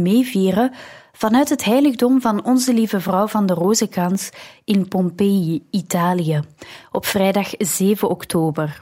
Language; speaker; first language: Dutch; native; Dutch